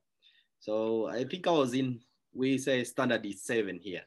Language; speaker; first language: English; non-native, local second language; Kikuyu